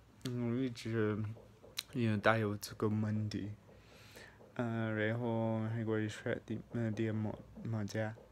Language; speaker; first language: Chinese; non-native, fluent; English